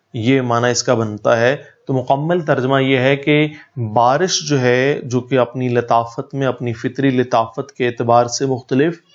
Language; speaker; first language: Urdu; native; Urdu